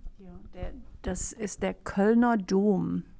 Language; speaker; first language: German; non-native, fluent; English